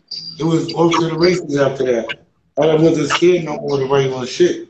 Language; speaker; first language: English; native; English